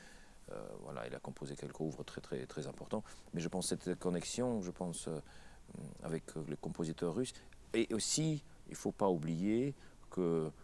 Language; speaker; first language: French; non-native, fluent; Russian